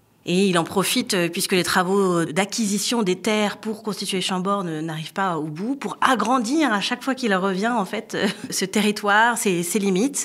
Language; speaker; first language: French; native; French